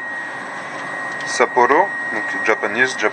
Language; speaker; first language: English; non-native, learner; French